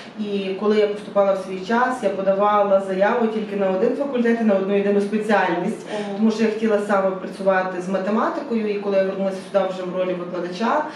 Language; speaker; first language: Ukrainian; native; Ukrainian